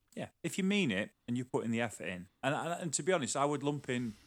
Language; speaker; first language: English; native; English